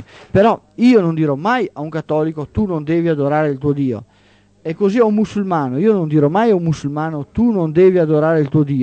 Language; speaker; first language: Italian; native; Italian